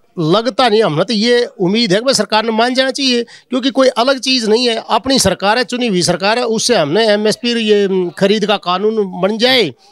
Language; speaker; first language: Hindi; native; Hindi